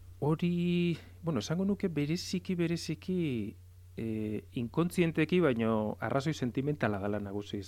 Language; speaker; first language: Basque; native; Basque